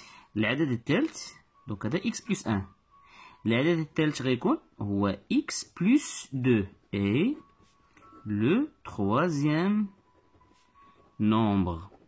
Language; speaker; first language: French; non-native, local second language; Arabic